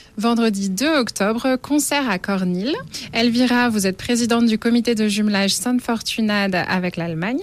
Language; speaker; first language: French; native; French